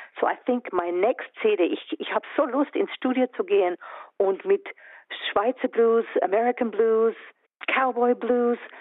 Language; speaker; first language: German; early bilingual, other home language; Swiss German